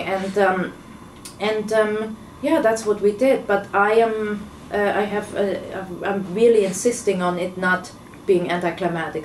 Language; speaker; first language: English; non-native, fluent; German